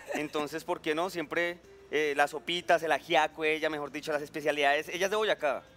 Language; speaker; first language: Spanish; native; Spanish